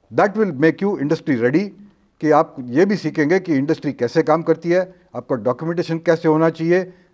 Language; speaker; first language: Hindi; non-native, local second language; Marathi